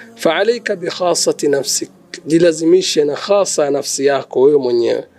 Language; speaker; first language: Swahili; native; Swahili